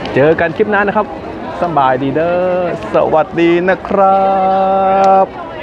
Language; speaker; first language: Thai; non-native, local second language; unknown